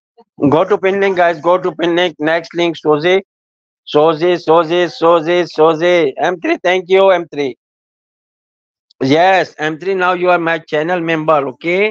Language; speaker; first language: English; non-native, learner; Urdu